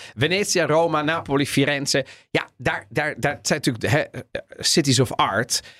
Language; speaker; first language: Dutch; native; Dutch